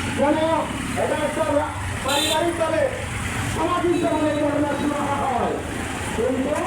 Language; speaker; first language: Bangla; native; Bangla